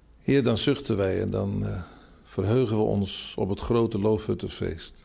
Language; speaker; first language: Dutch; native; Dutch